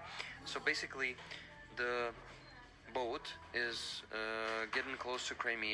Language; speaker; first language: English; non-native, fluent; Ukrainian